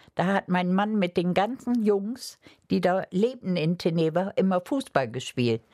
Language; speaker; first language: German; native; German